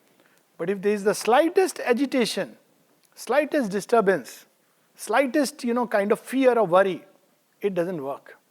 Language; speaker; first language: English; non-native, local second language; Hindi